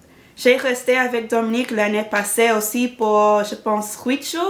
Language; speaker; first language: French; non-native, learner; English